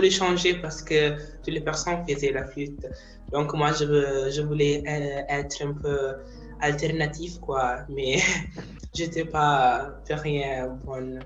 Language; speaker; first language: French; non-native, fluent; Italian